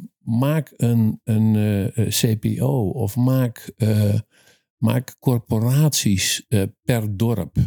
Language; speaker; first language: Dutch; native; Dutch